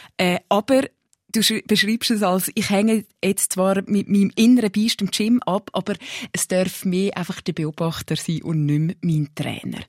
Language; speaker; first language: German; native; German